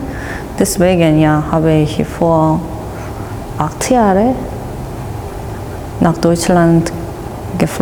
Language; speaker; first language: German; non-native, fluent; Korean